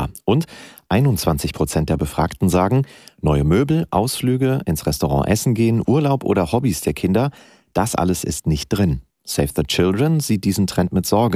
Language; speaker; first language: German; native; German